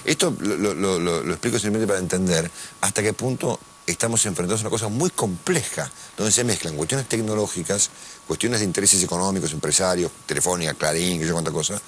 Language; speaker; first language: Spanish; native; Spanish